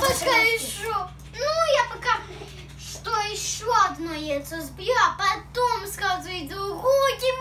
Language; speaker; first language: Russian; early bilingual, heritage; Russian